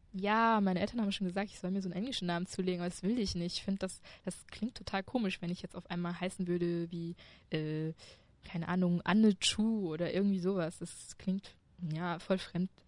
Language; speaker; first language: German; early bilingual, other home language; Chinese